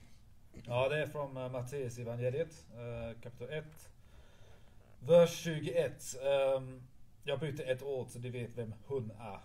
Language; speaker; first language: Swedish; non-native, learner; English